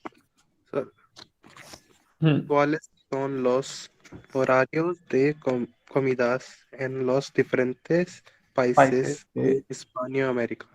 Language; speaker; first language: Spanish; non-native, learner; Hindi